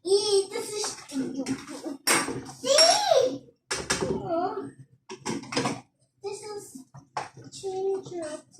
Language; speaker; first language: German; early bilingual, other home language; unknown